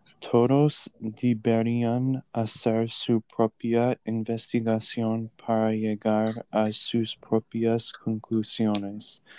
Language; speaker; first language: Spanish; non-native, learner; English